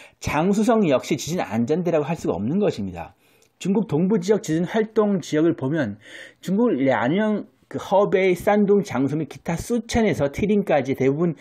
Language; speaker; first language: Korean; native; Korean